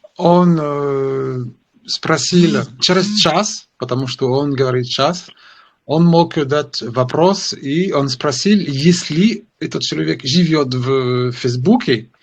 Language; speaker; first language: Russian; non-native, learner; French